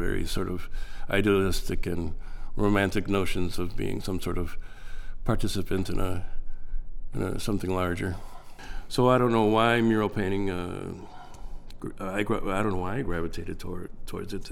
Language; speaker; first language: English; native; English